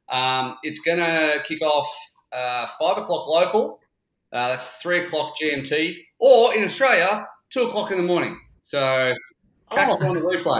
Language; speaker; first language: English; native; English